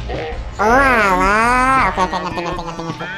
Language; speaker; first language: Indonesian; native; Indonesian